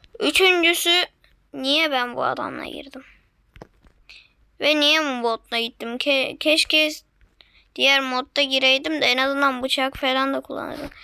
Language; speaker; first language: Turkish; native; Turkish